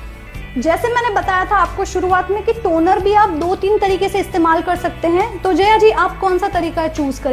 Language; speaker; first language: Hindi; native; Hindi